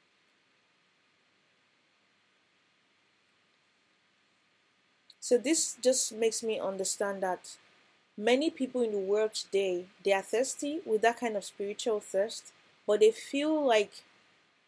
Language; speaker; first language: English; non-native, local second language; Yoruba